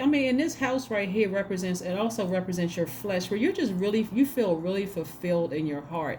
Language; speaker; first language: English; native; English